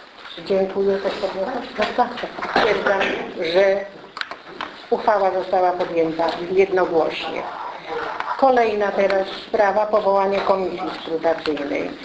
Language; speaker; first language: Polish; native; Polish